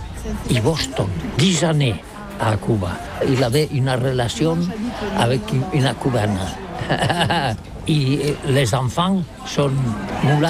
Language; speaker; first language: French; non-native, learner; Catalan